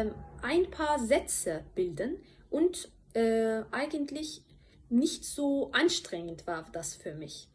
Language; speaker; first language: German; non-native, fluent; Turkish